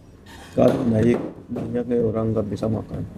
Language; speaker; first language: Indonesian; non-native, learner; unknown